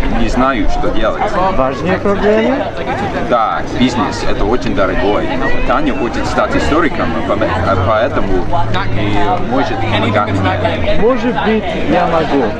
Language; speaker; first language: Russian; non-native, learner; English